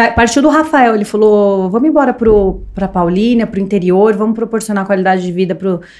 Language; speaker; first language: Portuguese; native; Portuguese